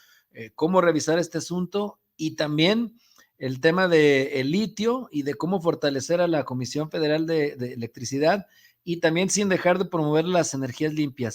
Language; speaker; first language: Spanish; native; Spanish